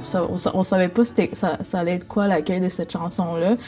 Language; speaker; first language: French; native; French